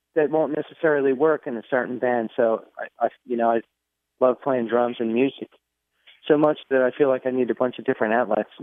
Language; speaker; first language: English; native; English